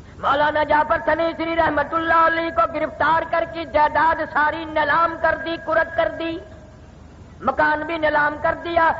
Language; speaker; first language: Urdu; non-native, local second language; Saraiki